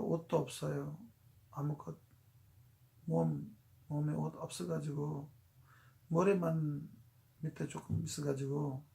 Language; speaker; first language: Korean; non-native, fluent; Urdu